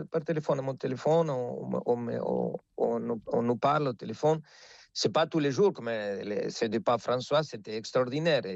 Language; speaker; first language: French; non-native, fluent; Spanish